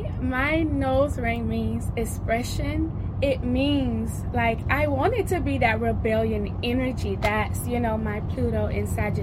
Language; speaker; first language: English; native; English